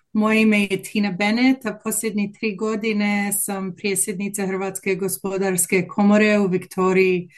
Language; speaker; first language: Croatian; early bilingual, heritage; Croatian